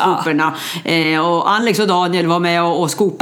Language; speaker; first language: Swedish; native; Swedish